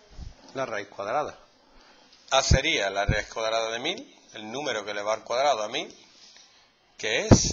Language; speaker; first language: Spanish; native; Spanish